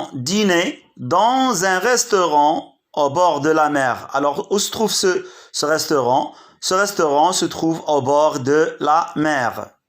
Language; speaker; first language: French; non-native, local second language; Arabic